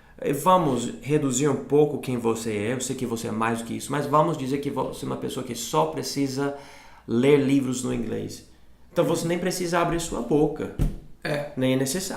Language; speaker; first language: Portuguese; non-native, fluent; English